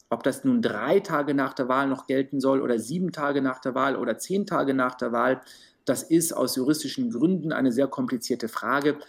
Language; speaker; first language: German; native; German